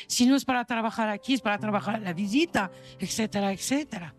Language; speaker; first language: Spanish; non-native, fluent; French